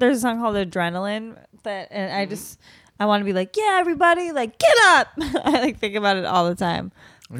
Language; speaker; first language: English; native; English